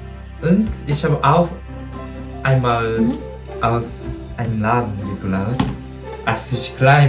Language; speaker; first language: German; non-native, learner; Japanese